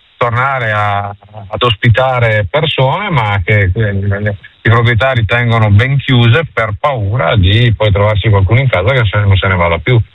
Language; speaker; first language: Italian; native; Italian